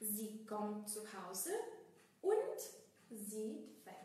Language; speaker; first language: German; non-native, fluent; Bulgarian